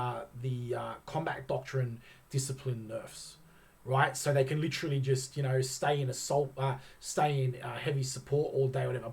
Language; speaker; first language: English; native; English